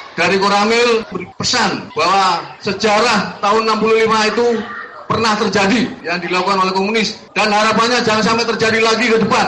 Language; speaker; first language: Indonesian; native; Indonesian